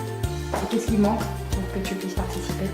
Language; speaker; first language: French; native; French